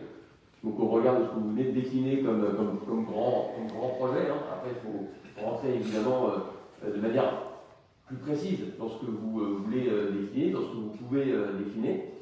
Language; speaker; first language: French; native; French